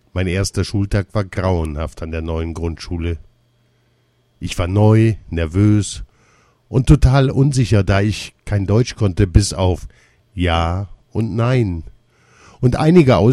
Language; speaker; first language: German; early bilingual, other home language; Russian